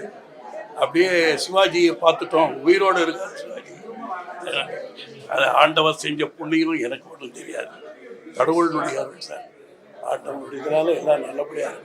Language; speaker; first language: Tamil; native; Tamil